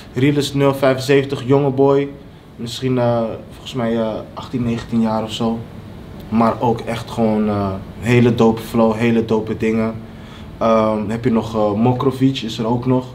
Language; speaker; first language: Dutch; early bilingual, other home language; Papiamento